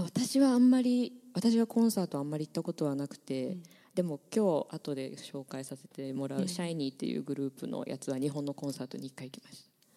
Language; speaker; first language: Japanese; native; Japanese